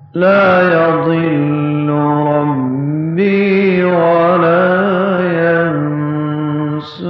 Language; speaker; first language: Arabic; native; Arabic